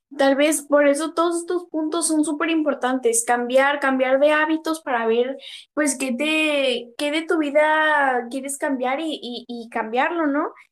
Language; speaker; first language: Spanish; native; Spanish